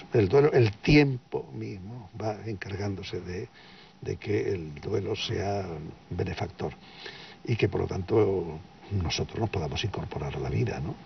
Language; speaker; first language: Spanish; native; Spanish